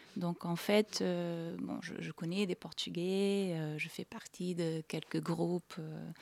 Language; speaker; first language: French; non-native, fluent; Portuguese